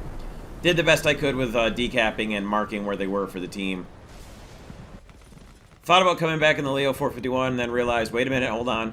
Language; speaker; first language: English; native; English